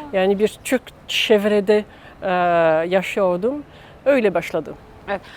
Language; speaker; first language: Turkish; non-native, learner; French